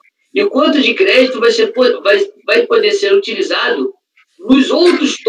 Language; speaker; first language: Portuguese; native; Portuguese